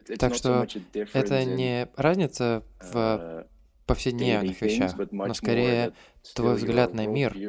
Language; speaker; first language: Russian; non-native, fluent; English